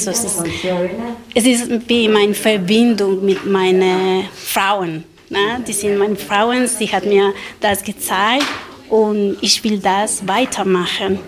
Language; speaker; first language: German; non-native, learner; Spanish